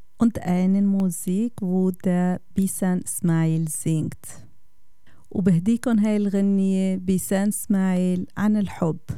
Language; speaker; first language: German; non-native, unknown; Kurdish